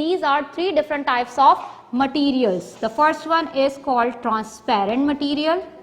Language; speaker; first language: English; non-native, local second language; Urdu